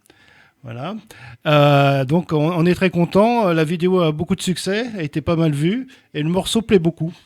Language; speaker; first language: French; native; French